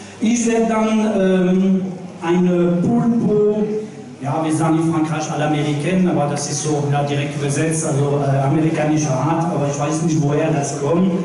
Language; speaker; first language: German; non-native, fluent; French